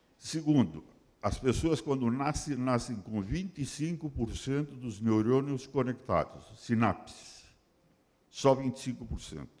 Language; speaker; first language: Portuguese; early bilingual, other home language; Spanish